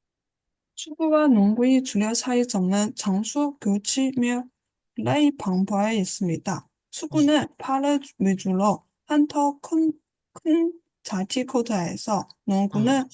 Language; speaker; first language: Korean; non-native, learner; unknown